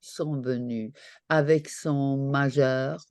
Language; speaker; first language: French; non-native, learner; English